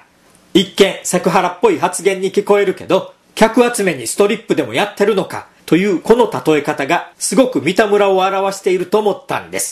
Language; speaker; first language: Japanese; native; Japanese